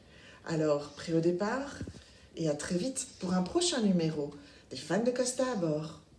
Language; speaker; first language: French; native; French